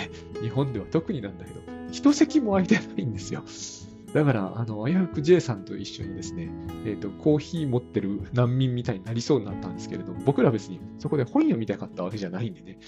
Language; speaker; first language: Japanese; native; Japanese